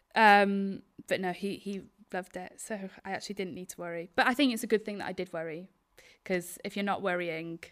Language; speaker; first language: English; native; English